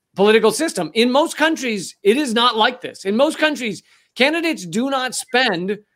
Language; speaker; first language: English; native; English